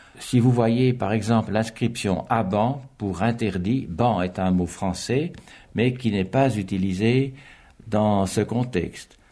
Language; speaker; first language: French; native; French